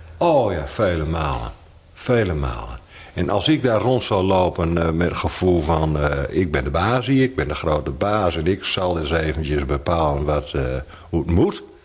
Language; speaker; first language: Dutch; native; Dutch